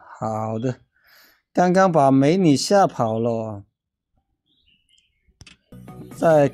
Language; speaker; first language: Chinese; native; Chinese